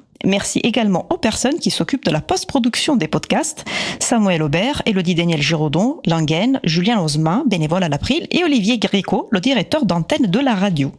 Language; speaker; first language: French; native; French